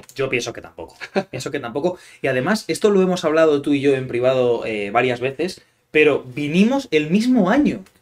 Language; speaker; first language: Spanish; native; Spanish